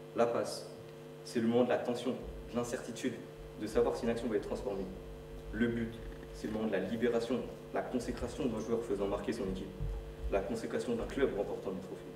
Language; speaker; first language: French; native; French